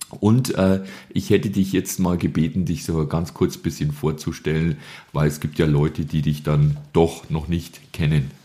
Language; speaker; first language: German; native; German